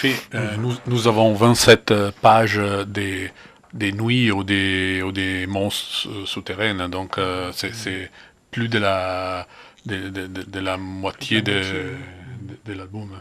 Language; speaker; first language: French; non-native, fluent; Italian